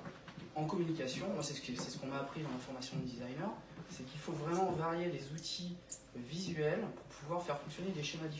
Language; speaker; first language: French; native; French